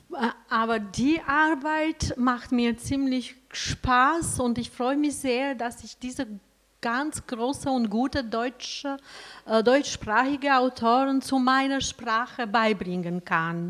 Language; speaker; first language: German; non-native, fluent; Albanian